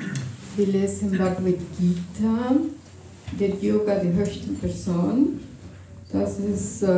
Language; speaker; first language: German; non-native, fluent; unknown